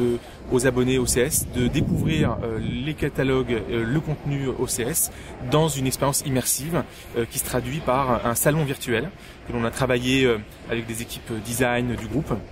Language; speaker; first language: French; native; French